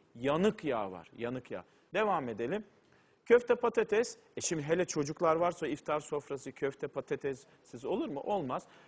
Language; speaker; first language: Turkish; native; Turkish